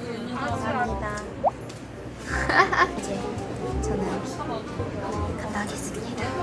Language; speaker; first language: Korean; non-native, learner; Japanese